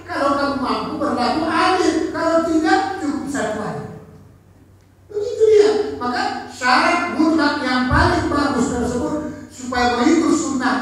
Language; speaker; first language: Indonesian; native; Indonesian